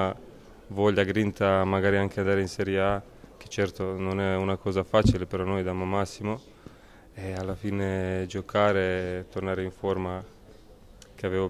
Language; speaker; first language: Italian; non-native, learner; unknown